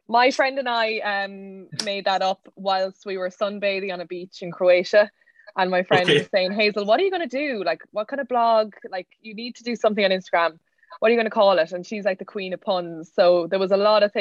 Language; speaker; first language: English; native; English